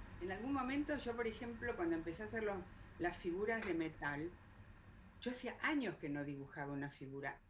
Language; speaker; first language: Spanish; early bilingual, other home language; German